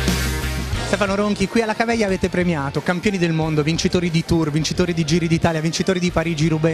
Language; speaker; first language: Italian; native; Italian